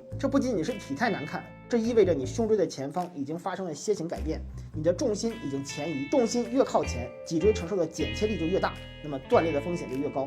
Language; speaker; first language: Chinese; native; Chinese